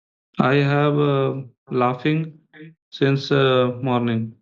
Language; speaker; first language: English; non-native, learner; Hindi